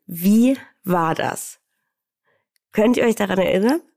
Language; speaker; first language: German; native; German